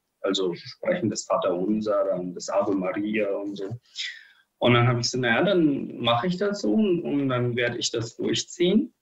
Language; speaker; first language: German; early bilingual, other home language; Russian